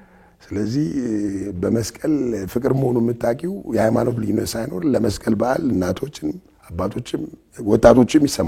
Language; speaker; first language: Amharic; non-native, local second language; Tigrinya